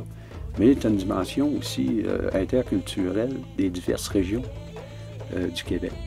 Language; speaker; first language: French; native; French